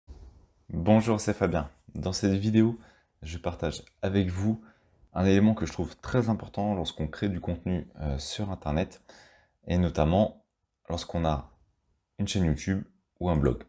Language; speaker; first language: French; native; French